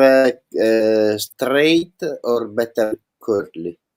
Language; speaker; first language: English; non-native, learner; Italian